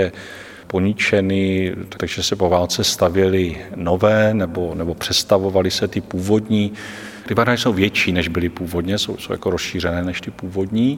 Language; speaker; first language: Czech; native; Czech